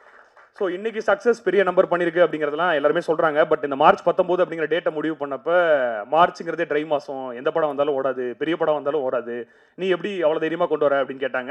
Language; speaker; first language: Tamil; native; Tamil